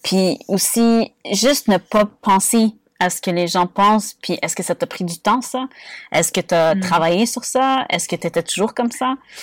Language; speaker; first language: French; native; French